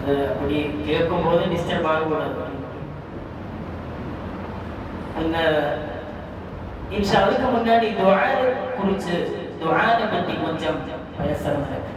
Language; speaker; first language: Tamil; non-native, learner; Malayalam